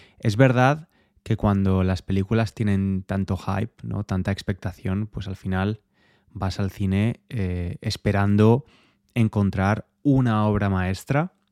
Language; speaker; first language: Spanish; native; Spanish